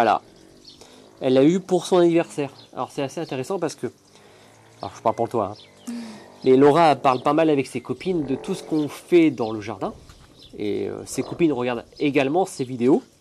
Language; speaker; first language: French; native; French